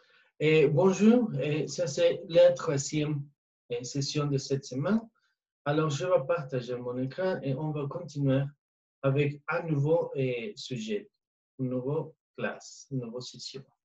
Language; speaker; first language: French; non-native, learner; Spanish